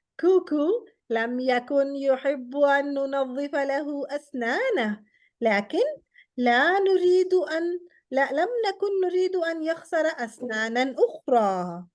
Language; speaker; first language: Arabic; non-native, fluent; Urdu